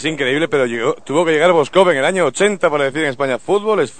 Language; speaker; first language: Spanish; native; Spanish